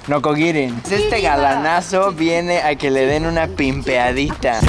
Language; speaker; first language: Spanish; native; Spanish